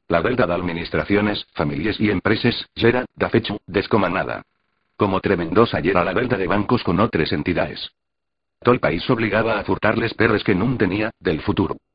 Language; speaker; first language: Asturian; non-native, local second language; Spanish